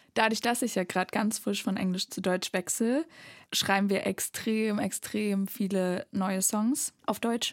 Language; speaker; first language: German; native; German